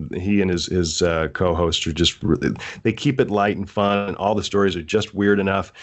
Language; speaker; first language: English; native; English